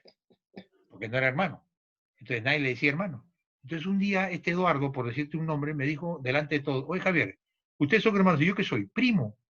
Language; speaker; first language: Spanish; native; Spanish